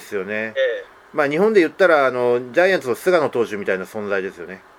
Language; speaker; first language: Japanese; native; Japanese